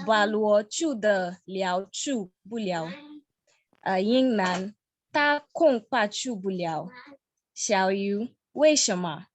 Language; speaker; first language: Chinese; non-native, learner; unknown